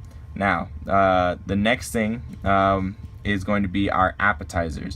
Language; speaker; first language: English; native; English